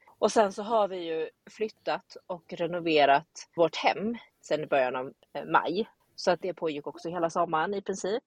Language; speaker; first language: Swedish; native; Swedish